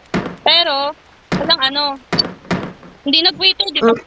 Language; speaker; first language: Filipino; native; Filipino